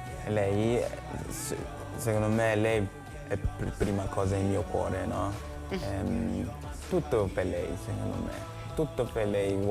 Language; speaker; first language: Italian; non-native, learner; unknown